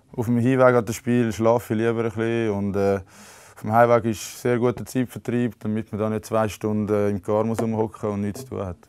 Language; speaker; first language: German; native; German